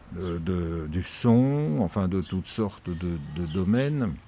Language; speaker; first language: French; native; French